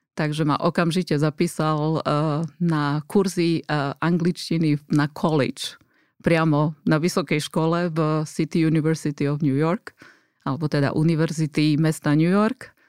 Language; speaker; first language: Slovak; native; Slovak